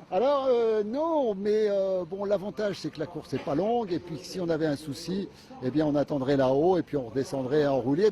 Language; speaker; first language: French; native; French